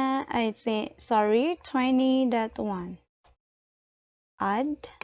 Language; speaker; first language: English; non-native, learner; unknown